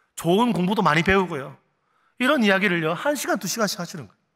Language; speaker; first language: Korean; native; Korean